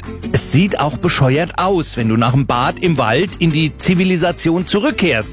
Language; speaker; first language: German; native; German